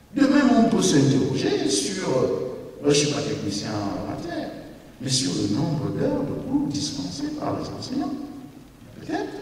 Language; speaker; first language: French; native; French